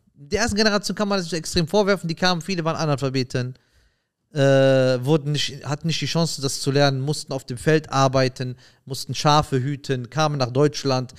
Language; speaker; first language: German; early bilingual, other home language; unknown